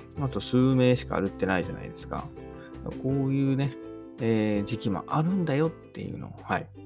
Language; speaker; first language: Japanese; native; Japanese